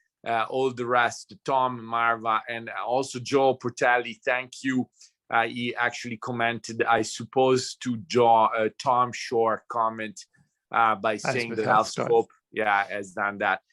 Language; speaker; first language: English; non-native, fluent; Italian